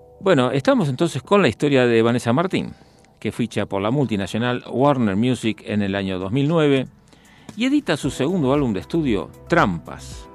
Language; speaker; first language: Spanish; native; Spanish